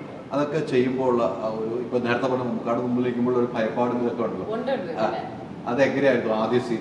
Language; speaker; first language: Malayalam; native; Malayalam